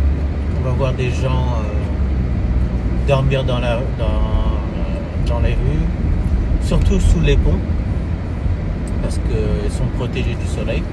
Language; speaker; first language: French; early bilingual, heritage; French